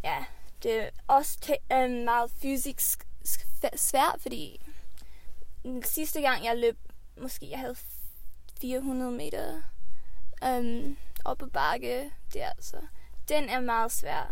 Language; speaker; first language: Danish; early bilingual, heritage; Swedish